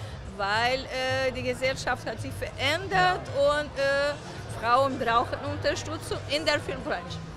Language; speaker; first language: German; non-native, fluent; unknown